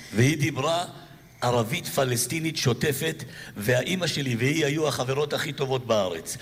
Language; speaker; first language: Hebrew; native; Hebrew